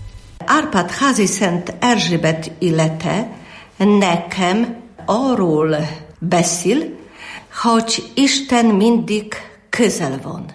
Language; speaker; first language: Hungarian; non-native, learner; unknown